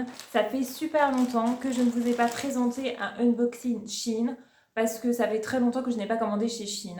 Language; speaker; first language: French; native; French